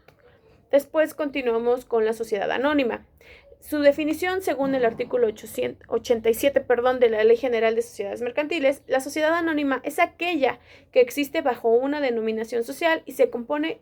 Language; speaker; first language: Spanish; native; Spanish